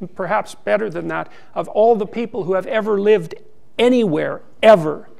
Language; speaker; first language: English; native; English